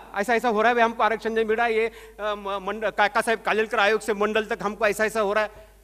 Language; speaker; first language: Hindi; non-native, local second language; Marathi